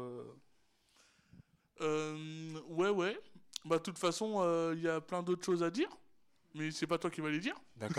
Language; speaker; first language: French; native; French